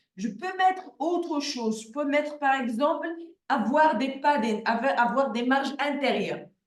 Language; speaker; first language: French; non-native, local second language; Arabic